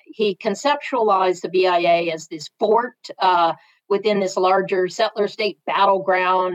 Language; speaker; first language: English; native; English